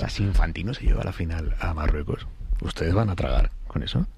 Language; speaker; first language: Spanish; native; Spanish